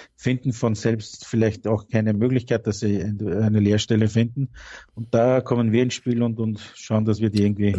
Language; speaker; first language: German; native; German